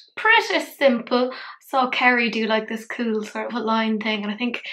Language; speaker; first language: English; native; English